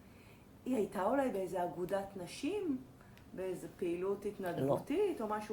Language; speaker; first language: Hebrew; native; Hebrew